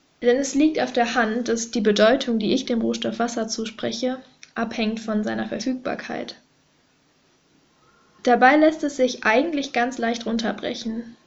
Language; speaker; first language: German; native; German